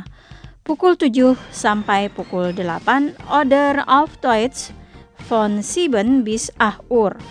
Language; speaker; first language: German; non-native, fluent; Indonesian